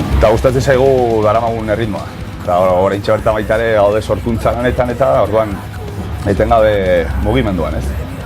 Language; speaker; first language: Basque; non-native, local second language; Spanish